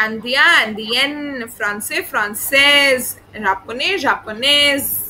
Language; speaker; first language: French; non-native, fluent; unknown